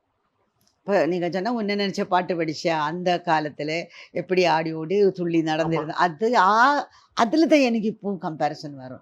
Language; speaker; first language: Tamil; non-native, learner; Malayalam